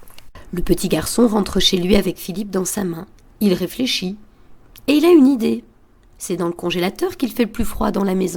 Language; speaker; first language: French; native; French